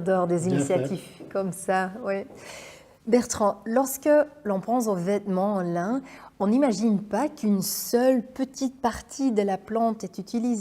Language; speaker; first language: French; non-native, local second language; Dutch